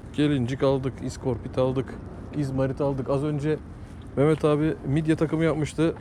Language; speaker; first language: Turkish; native; Turkish